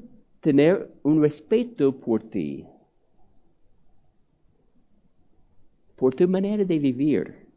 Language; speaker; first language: Spanish; non-native, fluent; English